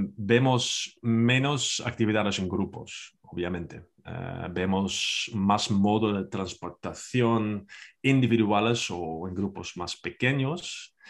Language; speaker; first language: Spanish; non-native, fluent; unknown